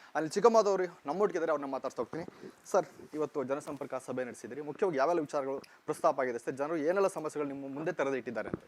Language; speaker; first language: Kannada; native; Kannada